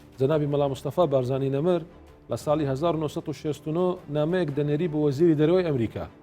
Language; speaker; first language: Central Kurdish; non-native, local second language; Assyrian Neo-Aramaic